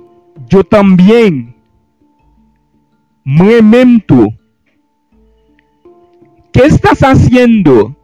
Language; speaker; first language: Spanish; non-native, fluent; Haitian Creole